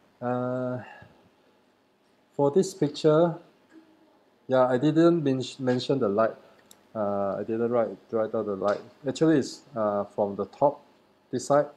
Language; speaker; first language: English; non-native, learner; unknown